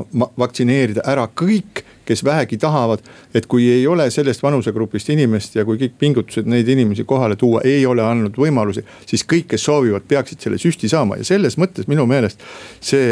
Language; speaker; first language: Estonian; native; Estonian